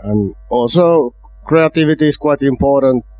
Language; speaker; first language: English; non-native, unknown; Finnish